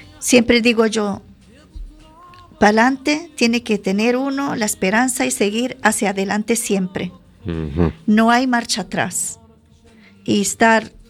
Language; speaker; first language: Spanish; non-native, fluent; Arabic